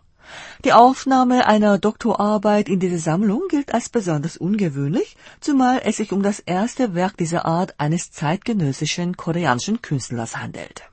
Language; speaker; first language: German; non-native, fluent; Korean